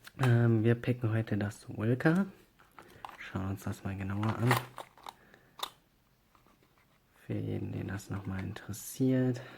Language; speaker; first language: German; native; German